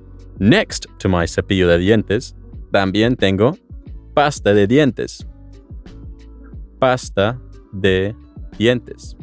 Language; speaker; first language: Spanish; non-native, learner; English